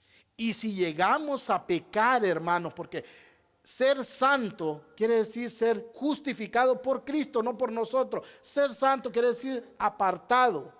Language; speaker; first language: Spanish; native; Spanish